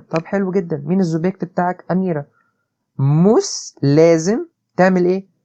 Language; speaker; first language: Arabic; native; Arabic